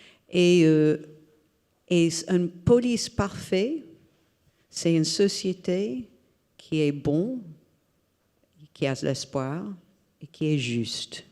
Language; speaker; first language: French; non-native, fluent; English